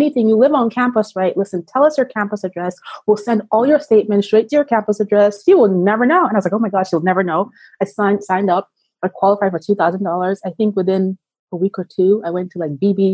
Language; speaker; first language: English; non-native, local second language; Yoruba